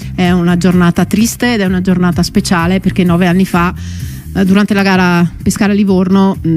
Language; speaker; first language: Italian; native; Italian